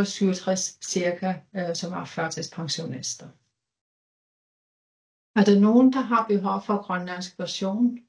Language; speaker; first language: Danish; non-native, local second language; Kalaallisut